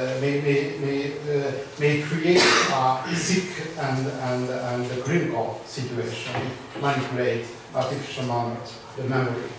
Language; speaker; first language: English; non-native, learner; Hungarian